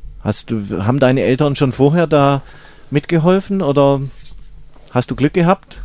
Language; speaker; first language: German; native; German